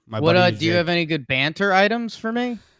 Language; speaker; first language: English; native; English